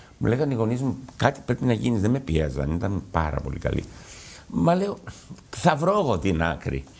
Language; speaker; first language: Greek; early bilingual, heritage; Greek